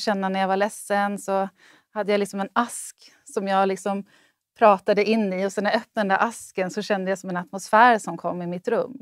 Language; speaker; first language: Swedish; native; Swedish